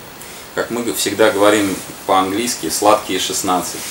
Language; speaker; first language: Russian; native; Russian